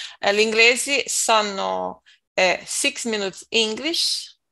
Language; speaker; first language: Italian; non-native, learner; Portuguese